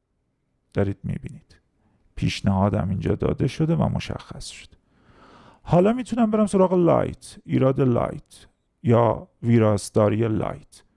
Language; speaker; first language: Persian; native; Persian